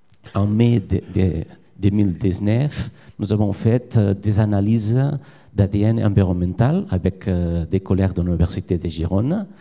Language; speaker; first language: French; non-native, learner; Catalan